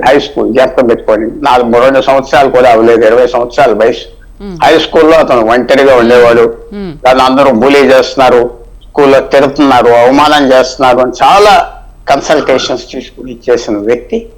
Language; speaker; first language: Telugu; native; Telugu